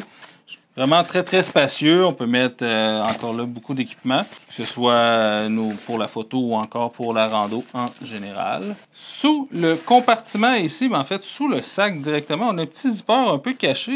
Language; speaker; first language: French; native; French